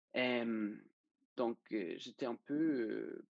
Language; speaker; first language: French; non-native, fluent; Danish